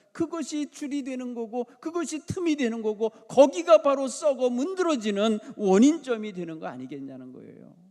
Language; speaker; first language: Korean; native; Korean